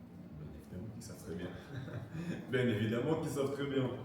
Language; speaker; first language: French; native; French